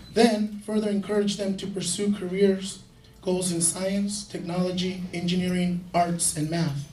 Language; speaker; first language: English; early bilingual, other home language; Spanish